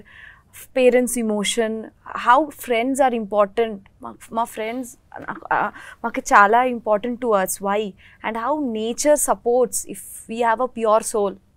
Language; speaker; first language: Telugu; non-native, learner; Bangla